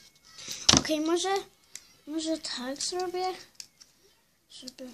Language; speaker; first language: Polish; early bilingual, heritage; Polish